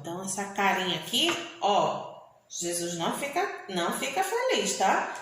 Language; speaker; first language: Portuguese; native; Portuguese